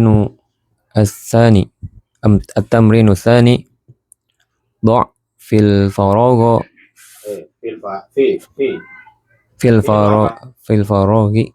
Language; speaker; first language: Arabic; non-native, learner; Indonesian